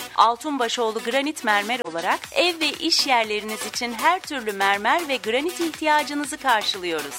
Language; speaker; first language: Turkish; native; Turkish